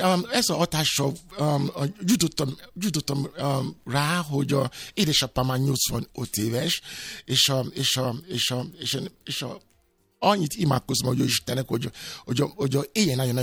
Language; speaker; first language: Hungarian; non-native, fluent; Yoruba